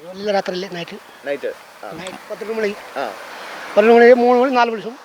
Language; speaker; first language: Malayalam; non-native, learner; Nepali